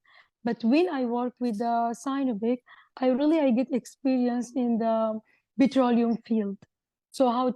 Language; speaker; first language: English; non-native, learner; Arabic